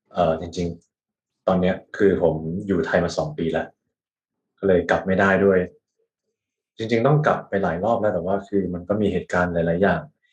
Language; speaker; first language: Thai; native; Thai